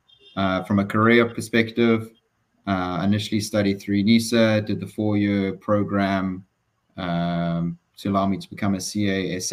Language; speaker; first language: English; native; English